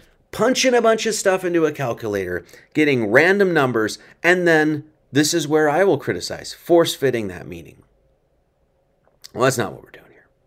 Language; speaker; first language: English; native; English